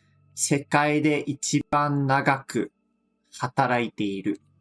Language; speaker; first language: Japanese; non-native, fluent; English